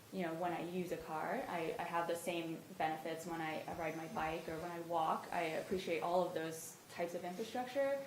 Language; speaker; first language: English; native; English